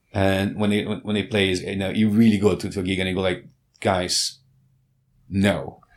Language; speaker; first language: English; non-native, fluent; Portuguese